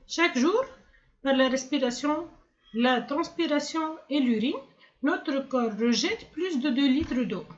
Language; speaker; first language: French; non-native, local second language; Arabic